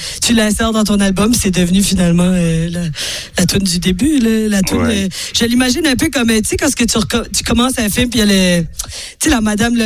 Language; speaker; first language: French; native; French